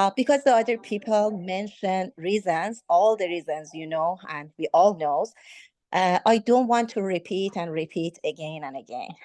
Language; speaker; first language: English; non-native, fluent; Spanish